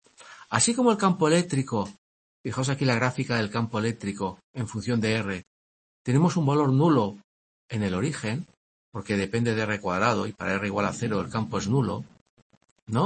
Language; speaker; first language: Spanish; native; Spanish